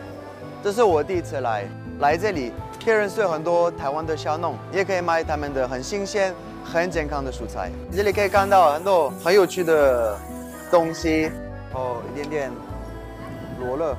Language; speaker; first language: Chinese; non-native, fluent; French